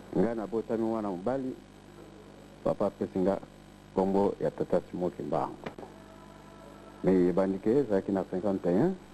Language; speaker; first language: Lingala; non-native, local second language; Kongo